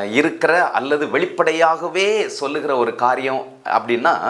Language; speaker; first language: Tamil; native; Tamil